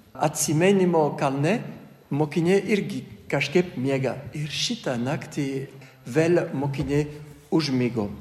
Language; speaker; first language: Lithuanian; non-native, fluent; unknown